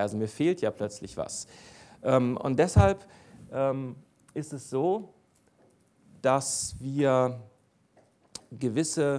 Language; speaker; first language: German; native; German